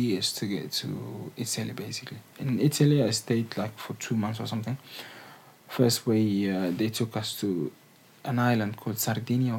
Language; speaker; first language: English; non-native, fluent; Arabic